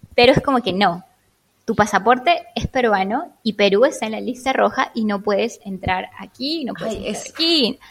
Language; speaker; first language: Spanish; native; Spanish